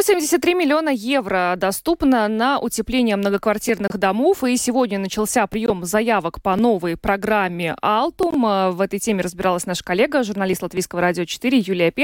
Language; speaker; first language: Russian; native; Russian